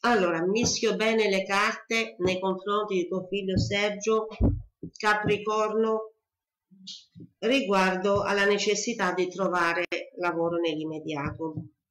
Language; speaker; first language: Italian; native; Italian